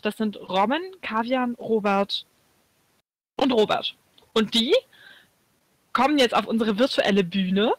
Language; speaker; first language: German; native; German